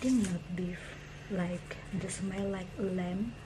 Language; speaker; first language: English; non-native, learner; Indonesian